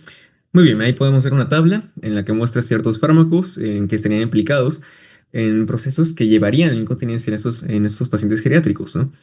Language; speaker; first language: Spanish; native; Spanish